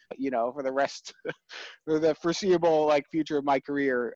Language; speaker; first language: English; native; English